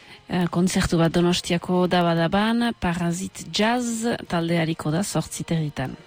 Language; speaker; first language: Basque; native; Basque